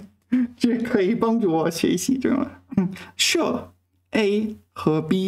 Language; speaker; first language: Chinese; non-native, fluent; English